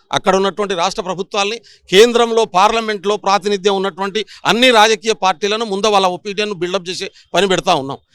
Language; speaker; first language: Telugu; non-native, local second language; Lambadi